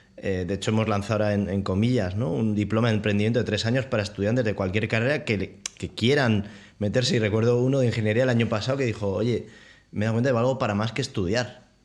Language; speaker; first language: Spanish; native; Spanish